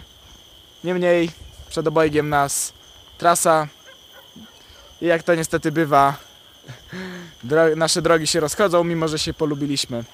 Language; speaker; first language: Polish; native; Polish